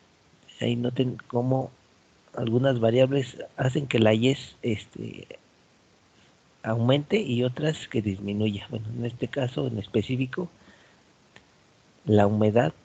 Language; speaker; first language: Spanish; native; Spanish